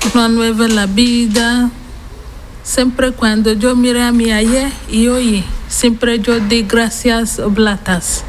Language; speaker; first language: Spanish; non-native, learner; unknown